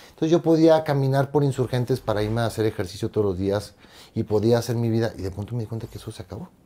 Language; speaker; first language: Spanish; native; Spanish